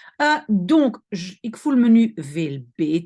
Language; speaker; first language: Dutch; non-native, fluent; French